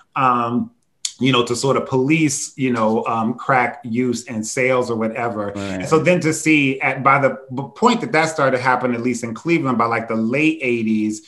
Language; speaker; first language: English; native; English